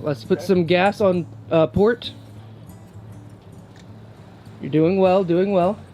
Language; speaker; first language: English; native; English